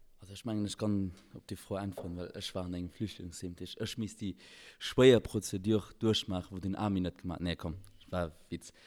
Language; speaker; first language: Luxembourgish; early bilingual, other home language; Albanian